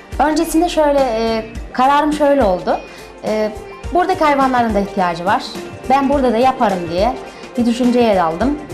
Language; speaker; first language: Turkish; early bilingual, heritage; Turkish